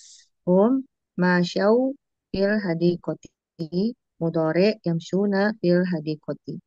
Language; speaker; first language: Arabic; non-native, learner; Indonesian